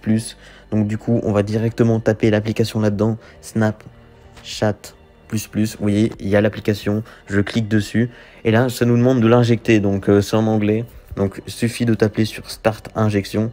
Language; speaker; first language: French; native; French